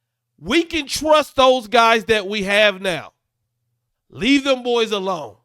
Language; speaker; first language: English; native; English